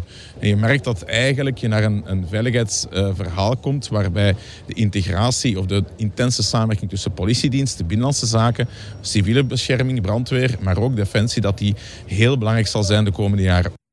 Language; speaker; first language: Dutch; native; Dutch